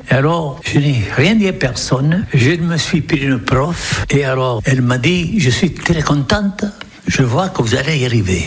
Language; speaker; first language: French; non-native, local second language; Occitan